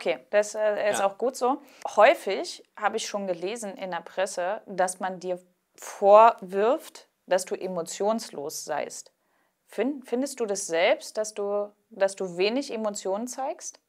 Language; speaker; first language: German; native; German